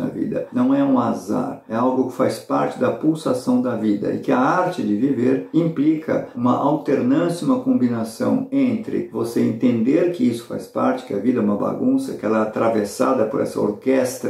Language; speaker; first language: Portuguese; native; Portuguese